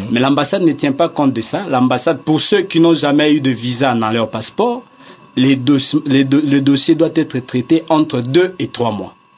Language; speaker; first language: French; non-native, local second language; Lingala